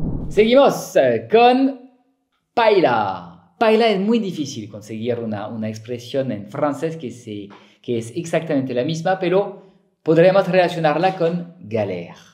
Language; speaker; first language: Spanish; non-native, fluent; French